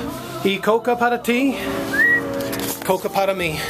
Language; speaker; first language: Spanish; non-native, learner; English